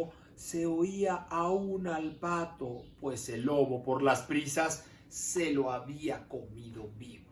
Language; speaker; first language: Spanish; native; Spanish